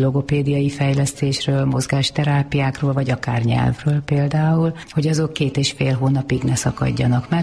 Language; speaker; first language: Hungarian; native; Hungarian